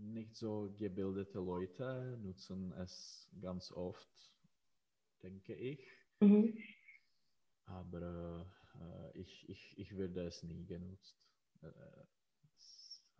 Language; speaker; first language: German; non-native, learner; Czech